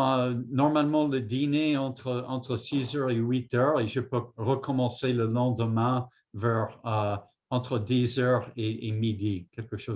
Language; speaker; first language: French; non-native, fluent; English